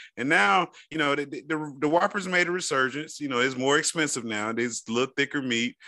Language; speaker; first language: English; native; English